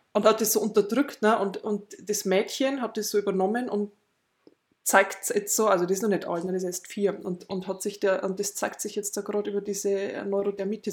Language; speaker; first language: German; native; German